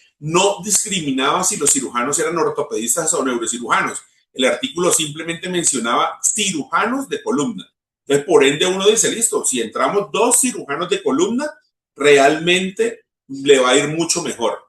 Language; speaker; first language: Spanish; native; Spanish